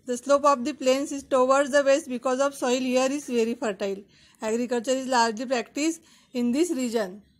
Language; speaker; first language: English; non-native, local second language; Marathi